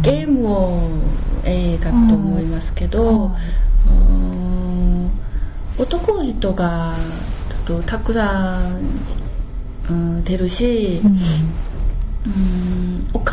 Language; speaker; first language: Japanese; non-native, learner; Korean